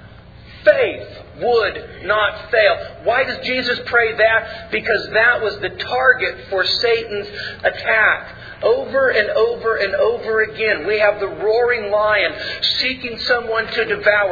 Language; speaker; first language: English; native; English